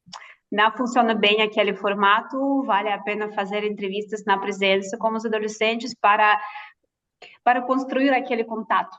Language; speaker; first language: Portuguese; non-native, fluent; Russian